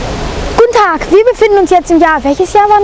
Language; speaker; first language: German; native; German